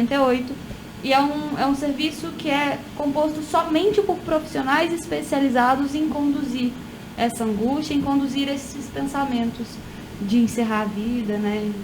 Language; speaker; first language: Portuguese; native; Portuguese